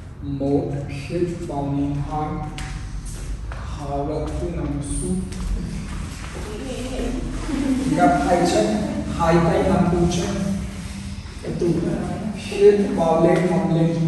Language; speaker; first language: Vietnamese; non-native, learner; Hindi